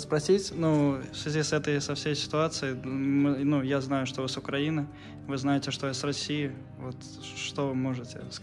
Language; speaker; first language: Russian; native; Russian